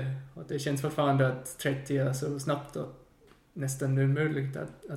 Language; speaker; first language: Swedish; non-native, fluent; English